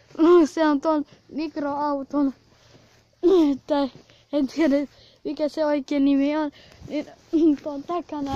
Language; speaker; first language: Finnish; early bilingual, other home language; Russian